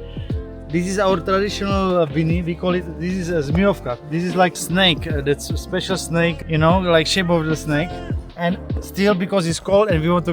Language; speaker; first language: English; non-native, learner; Czech